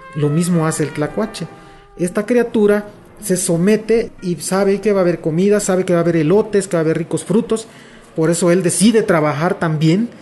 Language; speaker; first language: Spanish; non-native, local second language; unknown